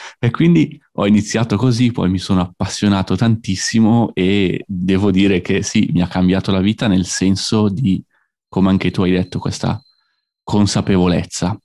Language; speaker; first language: Italian; native; Italian